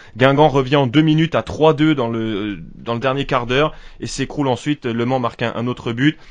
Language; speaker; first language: French; native; French